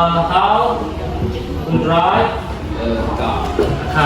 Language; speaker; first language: English; non-native, fluent; Indonesian